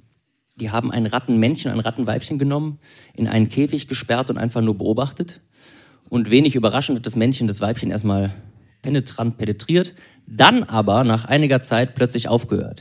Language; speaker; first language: German; native; German